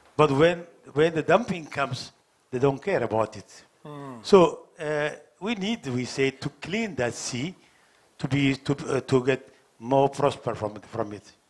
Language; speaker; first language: English; non-native, learner; Somali